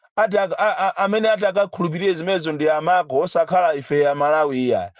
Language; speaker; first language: Nyanja; native; Nyanja